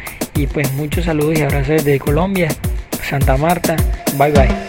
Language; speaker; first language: Spanish; native; Spanish